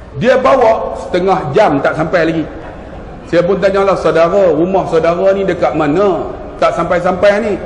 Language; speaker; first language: Malay; native; Malay